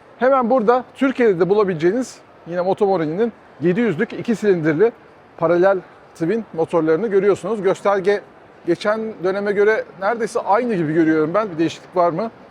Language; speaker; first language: Turkish; native; Turkish